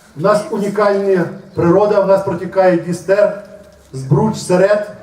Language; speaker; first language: Ukrainian; native; Ukrainian